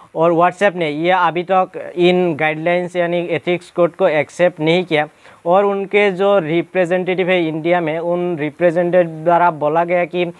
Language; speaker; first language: Hindi; non-native, local second language; Assamese